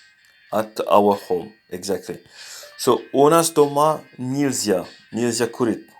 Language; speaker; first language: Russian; non-native, learner; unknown